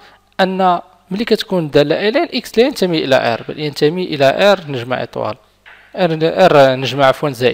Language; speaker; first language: Arabic; native; Arabic